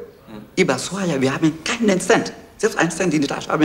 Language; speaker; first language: German; non-native, learner; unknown